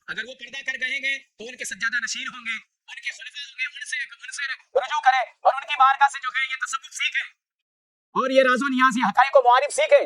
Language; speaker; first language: Urdu; native; Urdu